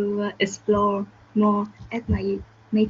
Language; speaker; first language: English; non-native, learner; Vietnamese